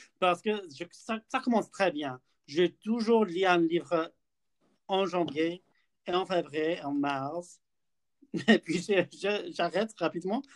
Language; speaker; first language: French; non-native, learner; English